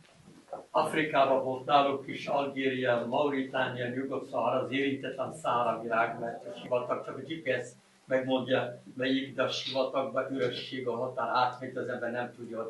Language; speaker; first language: Hungarian; non-native, learner; Arabic